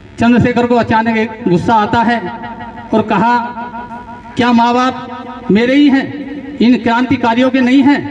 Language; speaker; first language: Hindi; native; Hindi